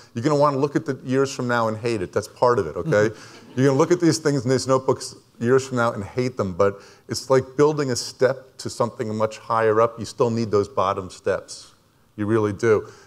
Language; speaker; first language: English; native; English